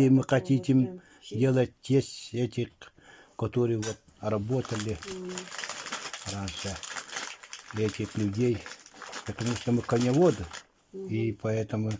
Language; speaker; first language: Russian; non-native, local second language; Yakut